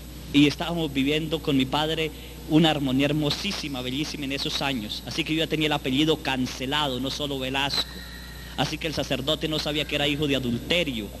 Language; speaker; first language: Spanish; native; Spanish